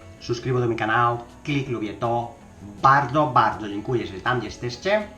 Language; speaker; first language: Polish; non-native, learner; Spanish